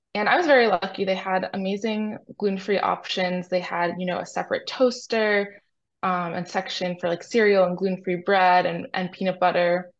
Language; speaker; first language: English; native; English